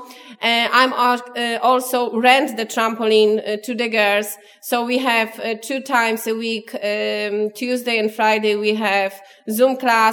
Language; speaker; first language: English; non-native, learner; Polish